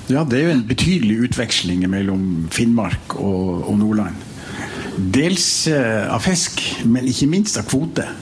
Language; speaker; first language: Norwegian; native; Norwegian